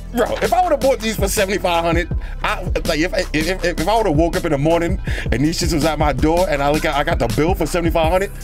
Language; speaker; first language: English; native; English